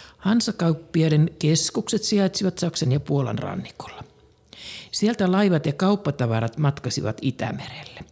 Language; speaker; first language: Finnish; native; Finnish